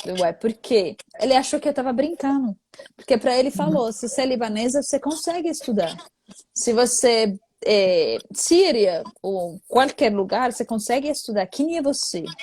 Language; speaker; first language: Portuguese; non-native, fluent; Arabic